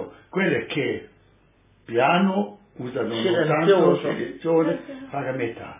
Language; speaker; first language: Italian; non-native, learner; German